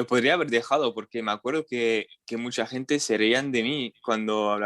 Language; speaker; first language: Spanish; non-native, fluent; French